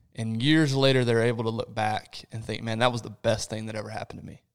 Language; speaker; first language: English; early bilingual, other home language; Portuguese